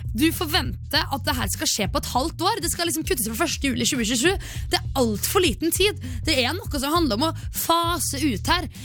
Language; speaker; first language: Norwegian; native; Norwegian